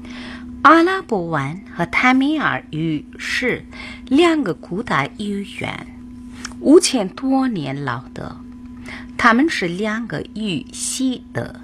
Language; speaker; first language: Chinese; non-native, fluent; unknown